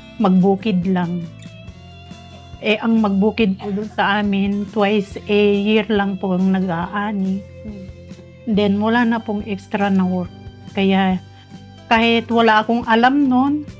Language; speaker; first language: Filipino; non-native, local second language; Iloko